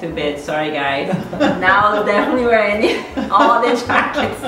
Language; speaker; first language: English; non-native, fluent; Portuguese